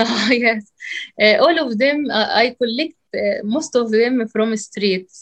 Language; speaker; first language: English; non-native, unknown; Arabic